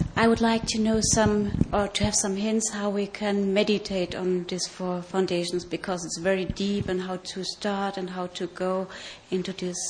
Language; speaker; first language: English; non-native, fluent; German